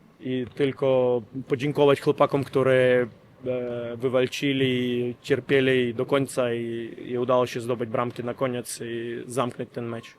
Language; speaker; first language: Polish; non-native, learner; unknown